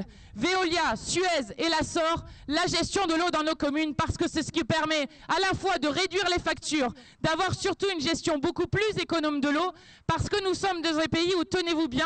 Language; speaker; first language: French; native; French